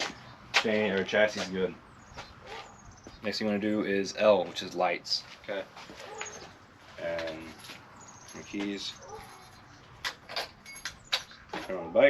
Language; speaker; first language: English; native; English